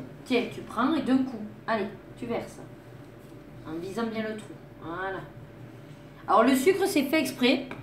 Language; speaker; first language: French; native; French